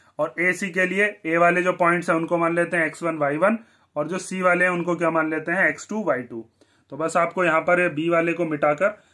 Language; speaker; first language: Hindi; native; Hindi